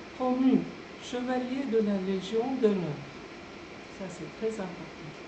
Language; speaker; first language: French; non-native, fluent; Persian